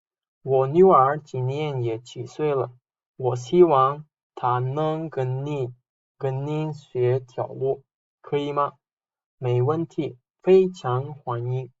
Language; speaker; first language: Chinese; non-native, fluent; Uzbek